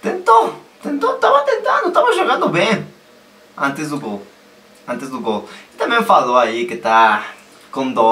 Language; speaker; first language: Portuguese; non-native, fluent; Spanish